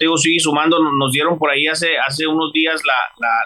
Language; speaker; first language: Spanish; native; Spanish